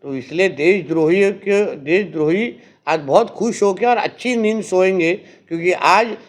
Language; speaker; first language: Hindi; non-native, local second language; Marathi